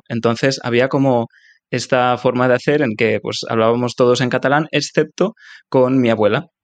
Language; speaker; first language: Spanish; native; Spanish